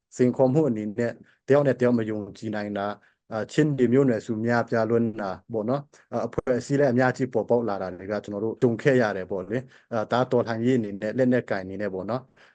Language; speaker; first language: Burmese; non-native, local second language; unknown